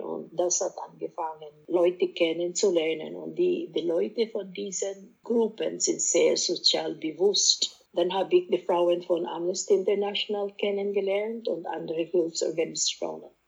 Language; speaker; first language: German; non-native, fluent; Cebuano